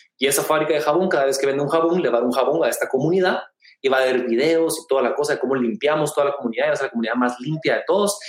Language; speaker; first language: Spanish; native; Spanish